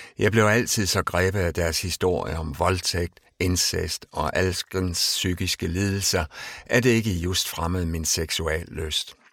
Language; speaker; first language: Danish; native; Danish